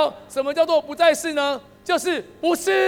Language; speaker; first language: Chinese; native; Chinese